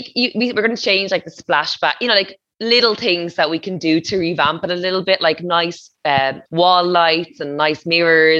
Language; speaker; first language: English; native; English